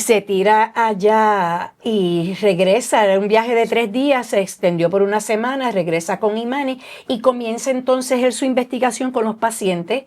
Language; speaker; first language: Spanish; native; Spanish